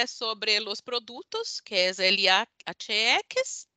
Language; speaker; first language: Spanish; non-native, learner; Portuguese